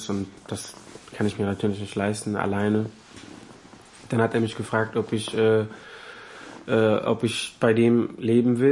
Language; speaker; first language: German; non-native, fluent; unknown